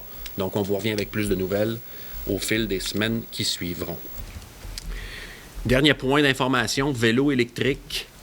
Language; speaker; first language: French; native; French